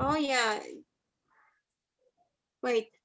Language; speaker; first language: English; non-native, fluent; Indonesian